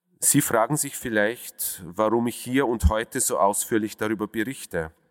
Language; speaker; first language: German; early bilingual, other home language; Russian